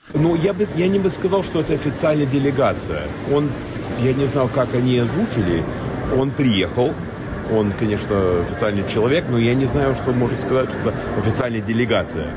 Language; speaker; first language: Russian; non-native, fluent; English